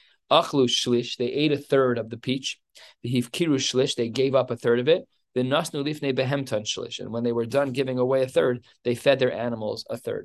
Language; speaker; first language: English; native; English